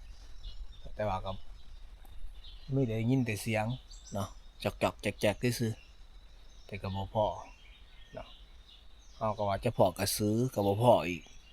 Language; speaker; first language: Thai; non-native, local second language; Lao